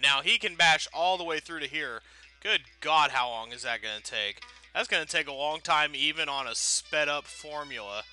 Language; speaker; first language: English; native; English